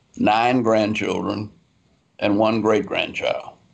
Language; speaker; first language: English; native; English